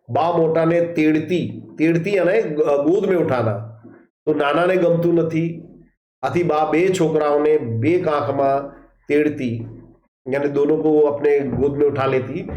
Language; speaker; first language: Hindi; non-native, local second language; Gujarati